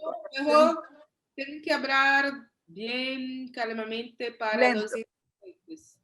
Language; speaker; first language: Spanish; non-native, learner; Portuguese